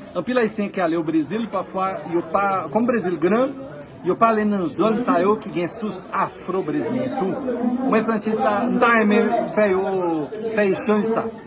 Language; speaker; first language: Haitian Creole; non-native, fluent; Portuguese